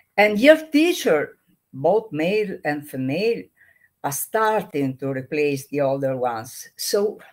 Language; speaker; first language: English; non-native, learner; Italian